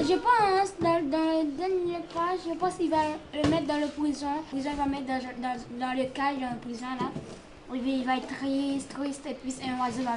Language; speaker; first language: French; non-native, learner; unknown